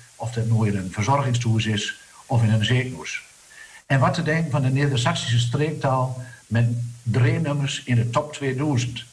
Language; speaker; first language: Dutch; non-native, local second language; Low German